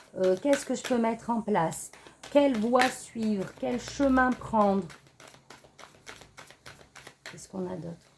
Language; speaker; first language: French; native; French